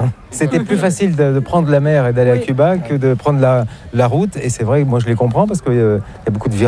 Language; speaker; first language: French; native; French